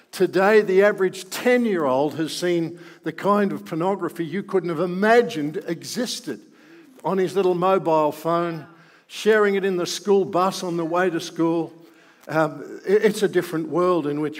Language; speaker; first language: English; native; English